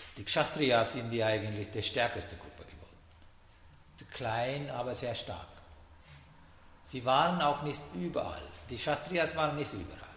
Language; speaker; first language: German; non-native, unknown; Sinhala